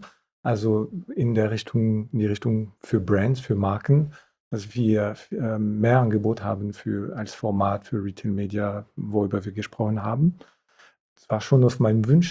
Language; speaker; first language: German; non-native, fluent; French